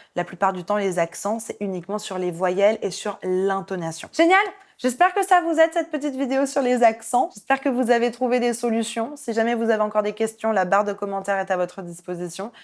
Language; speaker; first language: French; native; French